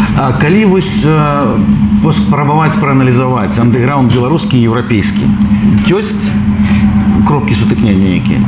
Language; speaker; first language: Belarusian; non-native, local second language; Russian